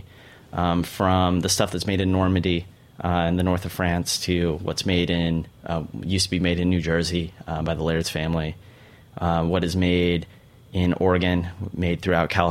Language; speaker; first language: English; native; English